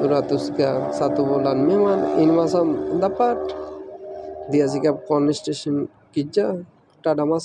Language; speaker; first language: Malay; non-native, learner; Bangla